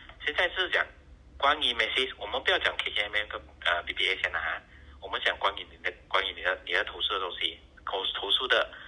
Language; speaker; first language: Chinese; native; Chinese